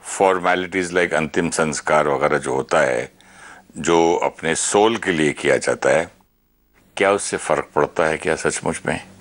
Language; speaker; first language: Hindi; native; Hindi